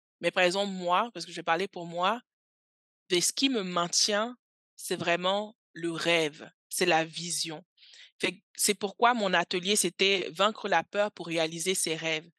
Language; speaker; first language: French; early bilingual, other home language; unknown